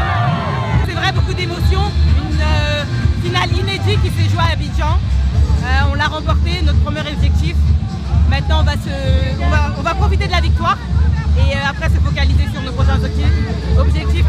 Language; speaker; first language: French; native; French